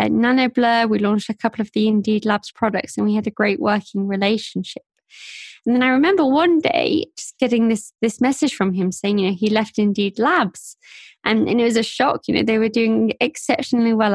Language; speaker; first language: English; native; English